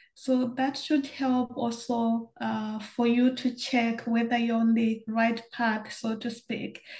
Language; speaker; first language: English; non-native, local second language; Shona